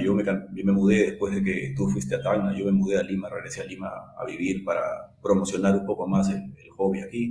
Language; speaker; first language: Spanish; native; Spanish